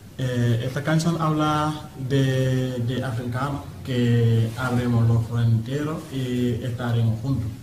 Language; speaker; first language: Spanish; non-native, learner; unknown